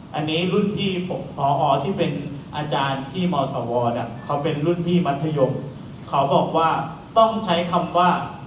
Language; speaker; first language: Thai; native; Thai